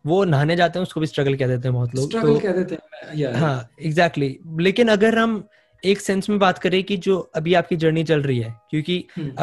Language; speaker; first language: Hindi; native; Hindi